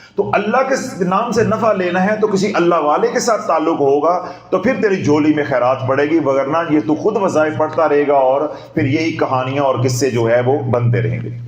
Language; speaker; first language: Urdu; non-native, local second language; Punjabi